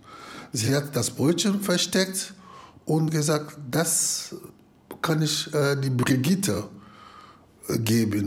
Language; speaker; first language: German; non-native, fluent; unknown